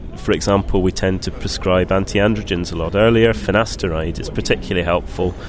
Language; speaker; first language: English; native; English